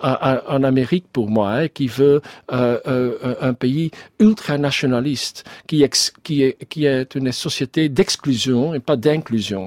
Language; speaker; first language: French; non-native, learner; Dutch